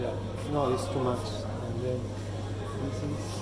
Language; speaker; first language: English; non-native, learner; Spanish